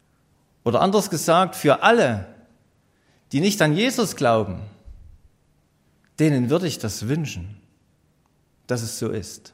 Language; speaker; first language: German; native; German